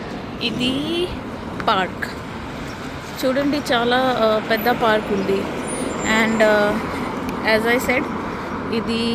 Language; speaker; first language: Telugu; non-native, learner; Marathi